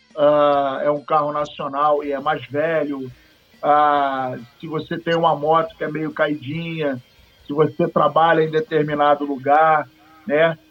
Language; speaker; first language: Portuguese; native; Portuguese